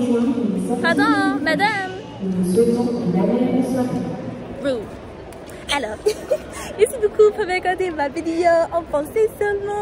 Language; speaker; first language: French; non-native, learner; English